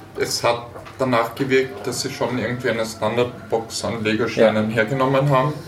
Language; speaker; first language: German; native; German